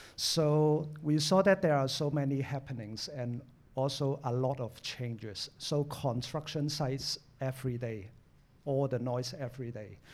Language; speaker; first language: English; non-native, local second language; Cantonese